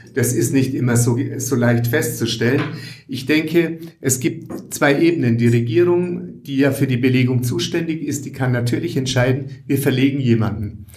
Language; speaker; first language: German; native; German